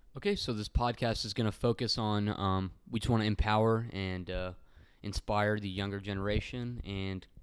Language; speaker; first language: English; early bilingual, other home language; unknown